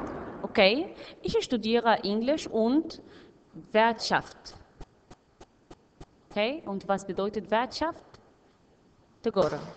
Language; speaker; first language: German; non-native, fluent; Arabic